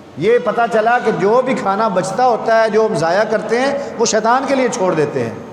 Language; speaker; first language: Urdu; non-native, local second language; Punjabi